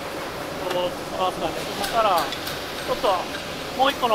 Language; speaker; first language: Japanese; native; Japanese